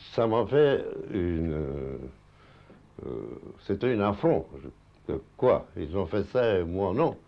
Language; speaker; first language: French; non-native, fluent; Russian